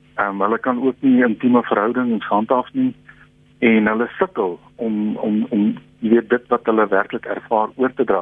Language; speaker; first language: Afrikaans; native; Afrikaans